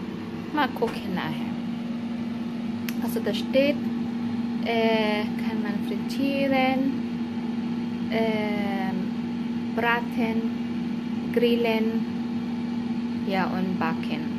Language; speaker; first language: German; non-native, learner; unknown